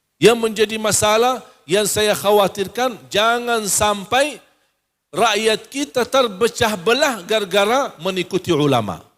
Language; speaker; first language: Malay; non-native, fluent; Arabic